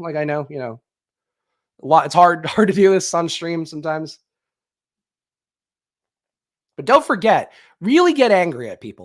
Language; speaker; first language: English; native; English